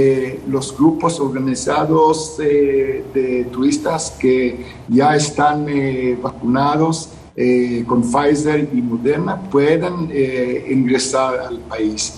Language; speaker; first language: Spanish; non-native, fluent; Hebrew